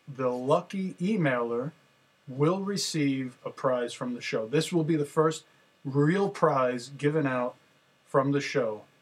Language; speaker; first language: English; native; English